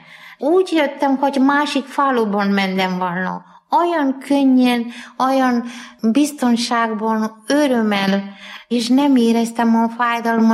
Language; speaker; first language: Hungarian; non-native, fluent; Malayalam